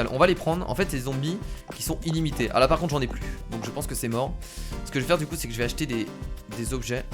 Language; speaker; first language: French; native; French